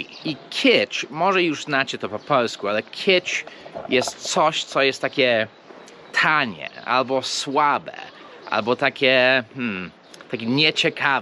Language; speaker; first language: Polish; early bilingual, heritage; English